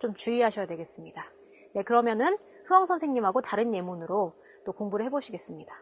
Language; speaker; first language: Korean; native; Korean